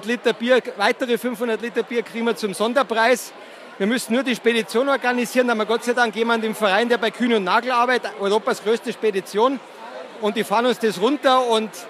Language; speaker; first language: German; native; German